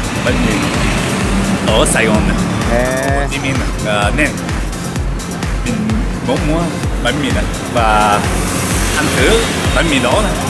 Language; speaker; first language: Vietnamese; non-native, learner; Japanese